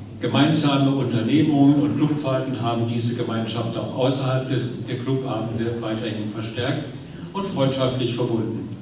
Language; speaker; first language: German; native; German